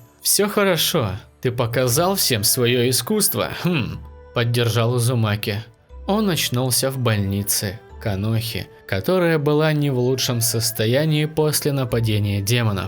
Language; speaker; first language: Russian; native; Russian